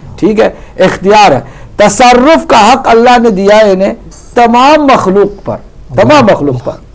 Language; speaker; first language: Urdu; native; Urdu